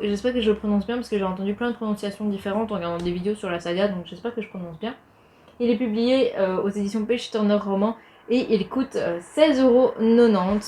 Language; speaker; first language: French; native; French